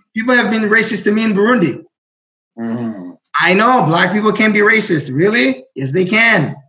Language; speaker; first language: English; non-native, fluent; Greek